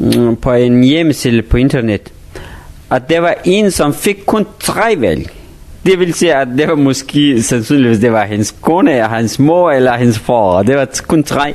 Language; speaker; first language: Danish; non-native, fluent; Persian